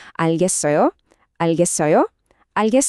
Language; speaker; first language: Korean; non-native, fluent; Filipino